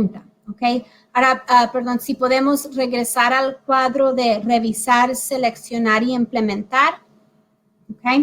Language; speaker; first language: Spanish; early bilingual, heritage; Spanish